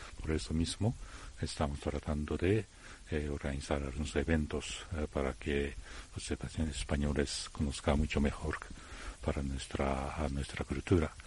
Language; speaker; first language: Spanish; non-native, fluent; Japanese